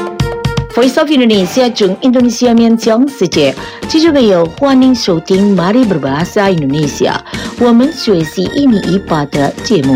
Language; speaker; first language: Chinese; early bilingual, heritage; Chinese